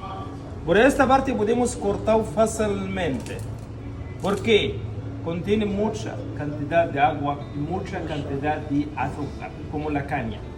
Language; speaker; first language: Portuguese; non-native, learner; Arabic